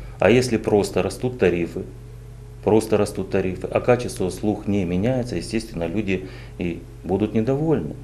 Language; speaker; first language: Russian; native; Russian